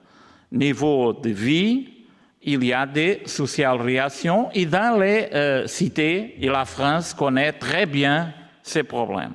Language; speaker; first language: French; non-native, learner; Portuguese